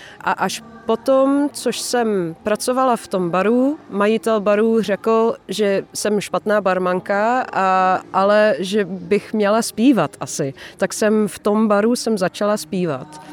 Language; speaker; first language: Czech; non-native, fluent; Dutch